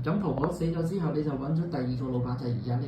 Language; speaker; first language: Cantonese; native; Cantonese